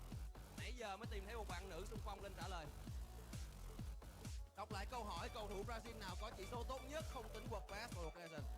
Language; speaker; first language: Vietnamese; native; Vietnamese